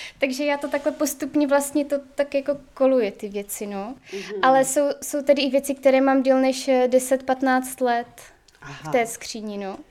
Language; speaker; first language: Czech; native; Czech